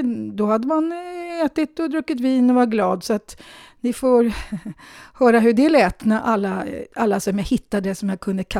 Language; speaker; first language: Swedish; native; Swedish